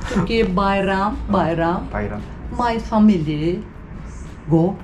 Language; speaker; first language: English; non-native, learner; Korean